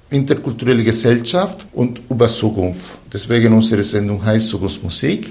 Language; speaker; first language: German; non-native, fluent; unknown